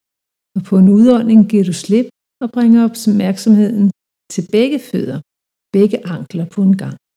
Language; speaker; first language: Danish; native; Danish